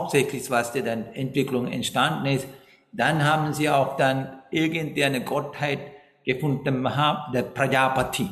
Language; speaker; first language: German; non-native, fluent; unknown